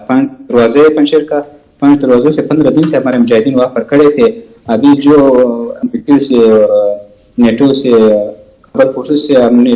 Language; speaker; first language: Urdu; non-native, fluent; Pashto